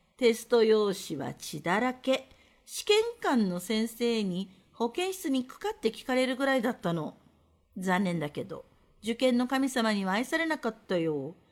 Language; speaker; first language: Japanese; native; Japanese